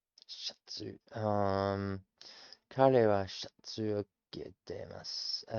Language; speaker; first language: Japanese; non-native, learner; English